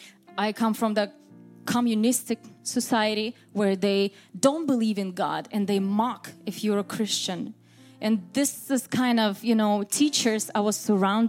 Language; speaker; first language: English; non-native, fluent; Russian